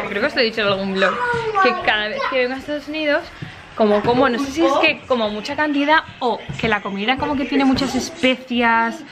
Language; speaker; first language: Spanish; native; Spanish